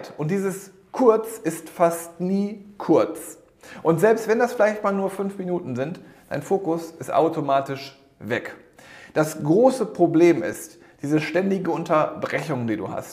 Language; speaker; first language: German; native; German